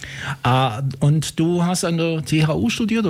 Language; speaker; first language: German; native; German